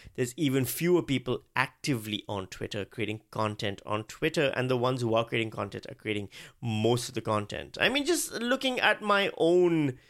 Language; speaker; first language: English; non-native, local second language; Urdu